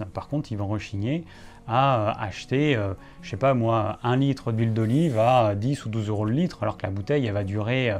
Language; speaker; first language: French; native; French